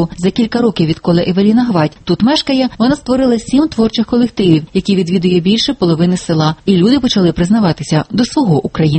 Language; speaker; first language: Ukrainian; native; Ukrainian